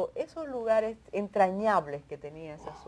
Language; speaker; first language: Spanish; native; Spanish